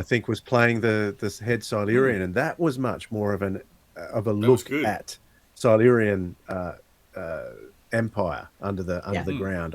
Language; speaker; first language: English; native; English